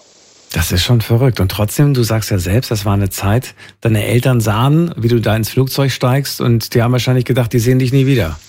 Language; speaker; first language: German; native; German